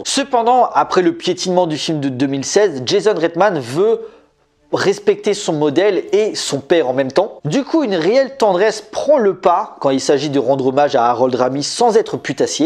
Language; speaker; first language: French; native; French